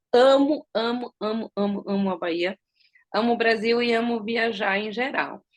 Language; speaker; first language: Portuguese; early bilingual, heritage; Portuguese